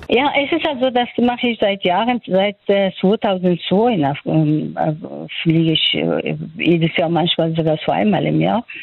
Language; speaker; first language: German; non-native, fluent; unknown